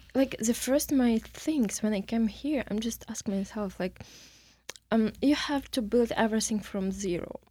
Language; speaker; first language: English; non-native, learner; Ukrainian